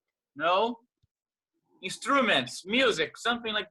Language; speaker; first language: English; non-native, fluent; Portuguese